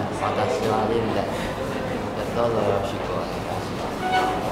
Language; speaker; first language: Japanese; non-native, learner; Chinese